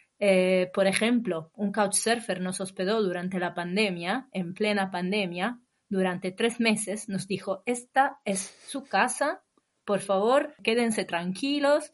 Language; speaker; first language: Spanish; non-native, fluent; Italian